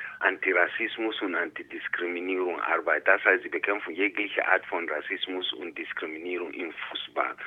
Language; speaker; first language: German; non-native, fluent; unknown